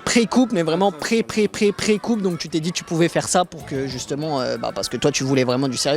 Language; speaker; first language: French; native; French